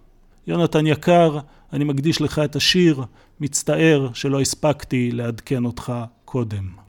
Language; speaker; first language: Hebrew; native; Hebrew